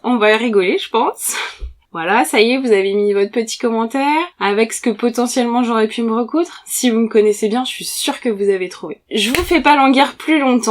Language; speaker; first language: French; native; French